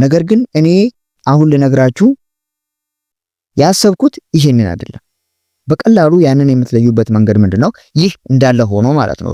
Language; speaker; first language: Amharic; native; Amharic